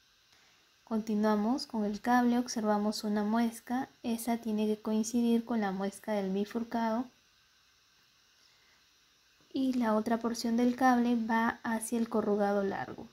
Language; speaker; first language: Spanish; native; Spanish